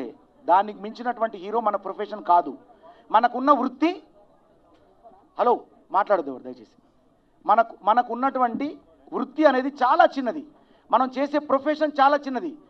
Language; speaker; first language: Telugu; native; Telugu